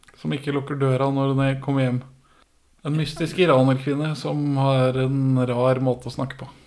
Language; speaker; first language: Norwegian; early bilingual, other home language; Persian